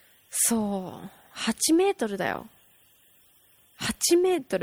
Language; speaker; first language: Japanese; early bilingual, heritage; Japanese